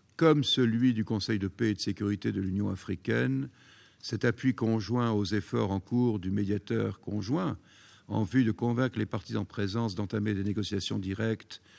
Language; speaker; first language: French; native; French